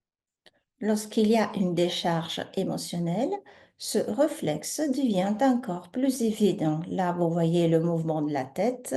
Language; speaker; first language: French; native; French